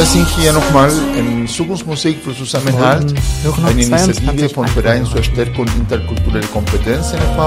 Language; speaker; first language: German; non-native, fluent; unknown